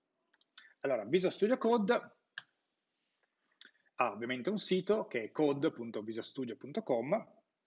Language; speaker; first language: Italian; native; Italian